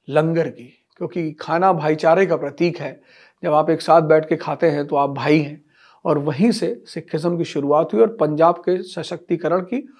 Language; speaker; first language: Hindi; native; Hindi